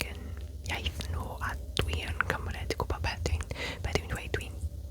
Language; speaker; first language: Welsh; non-native, local second language; English